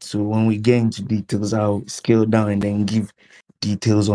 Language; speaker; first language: English; non-native, local second language; Akan